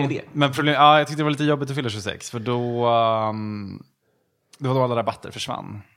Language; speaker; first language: Swedish; native; Swedish